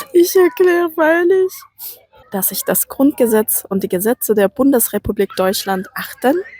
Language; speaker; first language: German; non-native, fluent; Korean